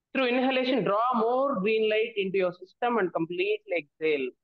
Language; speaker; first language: English; non-native, local second language; Telugu